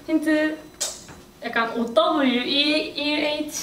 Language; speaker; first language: Korean; non-native, learner; Japanese